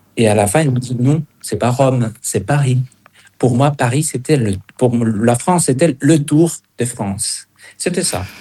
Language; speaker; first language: French; non-native, fluent; Spanish